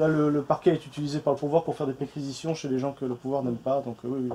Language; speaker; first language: French; native; French